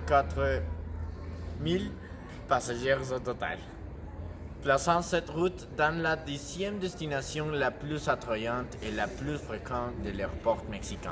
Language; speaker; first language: French; non-native, fluent; Spanish